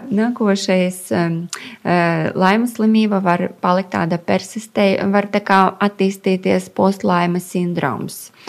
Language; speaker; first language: Latvian; non-native, local second language; Russian